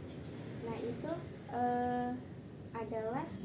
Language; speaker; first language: Indonesian; native; Indonesian